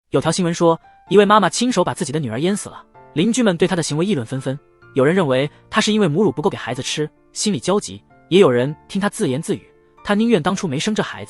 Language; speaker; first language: Chinese; native; Chinese